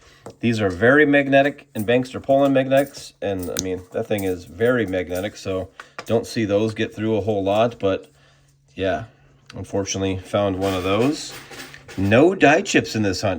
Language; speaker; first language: English; native; English